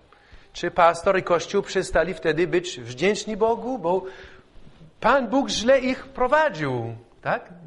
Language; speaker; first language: Polish; non-native, fluent; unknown